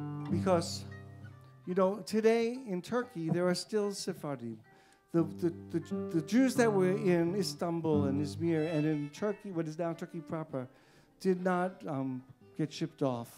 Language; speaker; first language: English; native; English